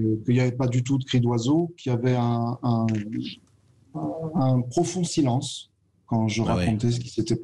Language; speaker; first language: French; native; French